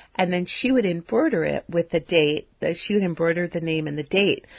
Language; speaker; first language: English; native; English